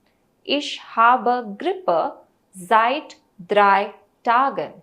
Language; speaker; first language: German; non-native, fluent; Hindi